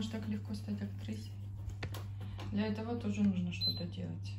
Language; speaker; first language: Russian; native; Russian